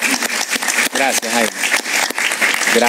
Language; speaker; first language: Spanish; native; Spanish